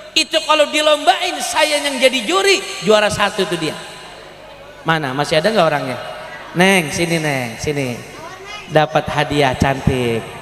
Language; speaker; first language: Indonesian; native; Indonesian